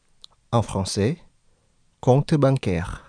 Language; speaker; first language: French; non-native, fluent; Indonesian